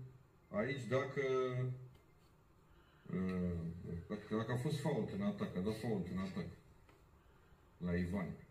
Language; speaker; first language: Romanian; native; Romanian